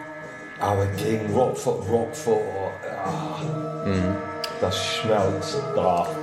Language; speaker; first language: German; non-native, fluent; English